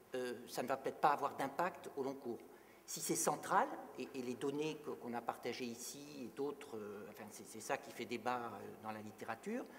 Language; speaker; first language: French; native; French